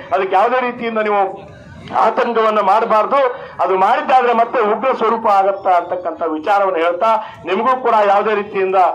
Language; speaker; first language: Kannada; non-native, local second language; Lambadi